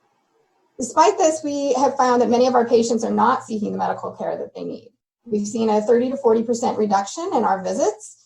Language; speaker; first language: English; native; English